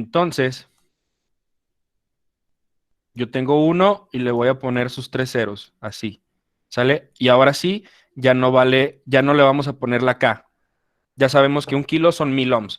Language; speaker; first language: Spanish; native; Spanish